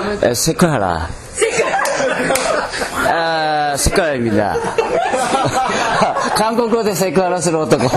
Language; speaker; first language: Korean; non-native, learner; Japanese